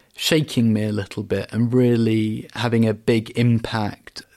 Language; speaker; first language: English; native; English